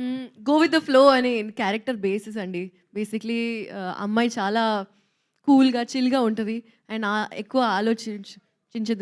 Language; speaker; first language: Telugu; non-native, local second language; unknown